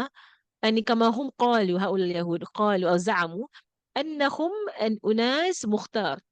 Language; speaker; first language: Arabic; non-native, fluent; English